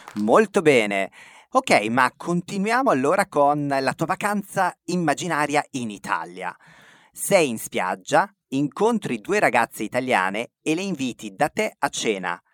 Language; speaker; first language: Italian; native; Italian